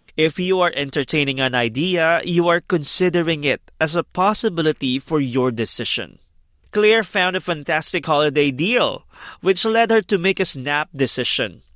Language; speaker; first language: English; non-native, fluent; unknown